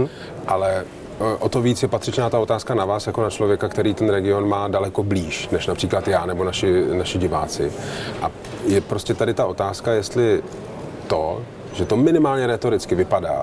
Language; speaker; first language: Czech; native; Czech